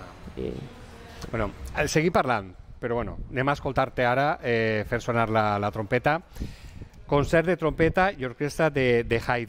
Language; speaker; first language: Catalan; native; Catalan